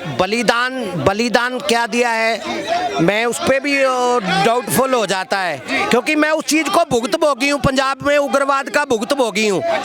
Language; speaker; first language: Hindi; non-native, local second language; Punjabi